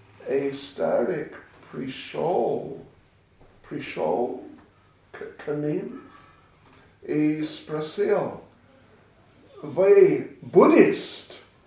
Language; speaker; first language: Russian; non-native, learner; English